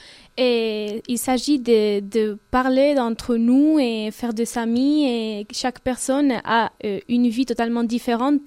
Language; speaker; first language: French; non-native, fluent; Spanish